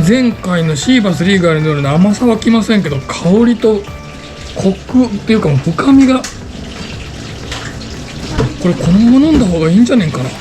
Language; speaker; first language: Japanese; native; Japanese